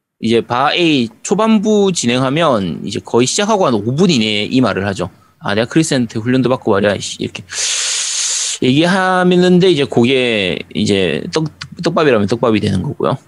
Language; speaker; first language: Korean; native; Korean